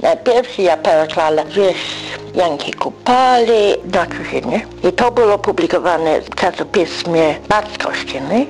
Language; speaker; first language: Ukrainian; early bilingual, heritage; English